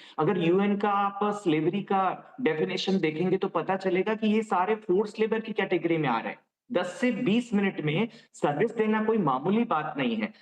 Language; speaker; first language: Hindi; native; Hindi